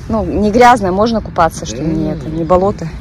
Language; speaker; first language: Russian; native; Russian